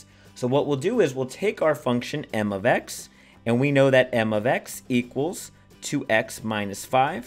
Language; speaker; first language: English; native; English